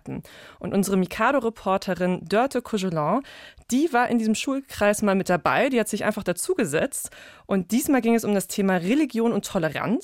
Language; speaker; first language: German; native; German